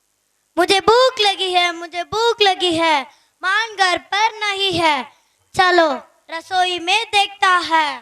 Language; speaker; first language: Hindi; non-native, local second language; Tamil